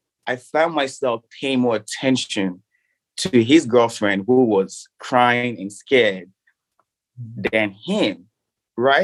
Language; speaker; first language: English; non-native, local second language; Yoruba